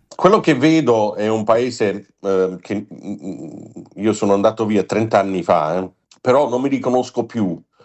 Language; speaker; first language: Italian; non-native, fluent; English